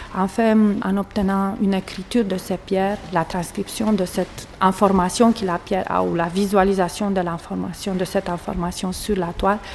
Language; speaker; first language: French; non-native, fluent; Portuguese